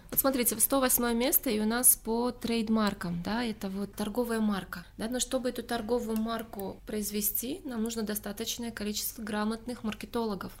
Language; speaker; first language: Russian; non-native, local second language; Tajik